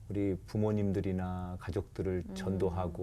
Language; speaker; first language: Korean; native; Korean